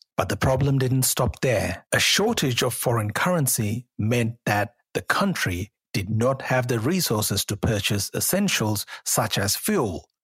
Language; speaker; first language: English; non-native, local second language; Sinhala